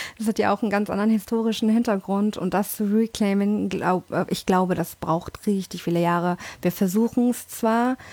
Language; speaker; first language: German; early bilingual, other home language; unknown